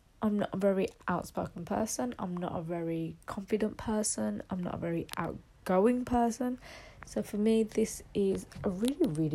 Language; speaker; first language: English; native; English